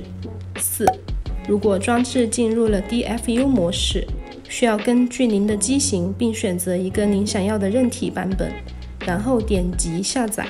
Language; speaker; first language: Chinese; native; Chinese